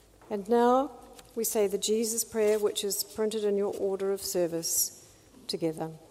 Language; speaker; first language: English; native; English